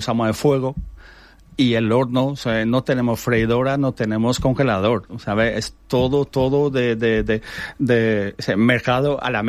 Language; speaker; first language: Spanish; non-native, fluent; Albanian